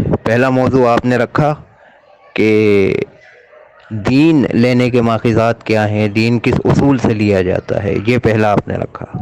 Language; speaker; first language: Urdu; native; Urdu